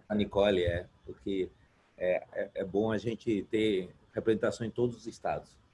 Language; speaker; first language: Portuguese; non-native, fluent; Spanish